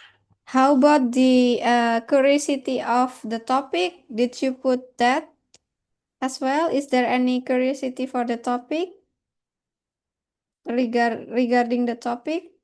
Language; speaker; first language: English; non-native, fluent; Indonesian